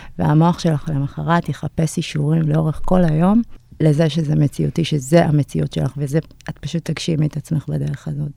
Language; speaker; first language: Hebrew; early bilingual, other home language; Amharic